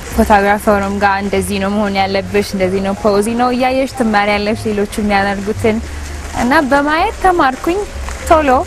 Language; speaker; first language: Amharic; early bilingual, heritage; Amharic